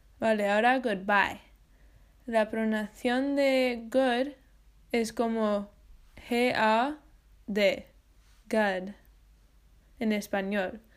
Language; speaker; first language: Spanish; non-native, learner; English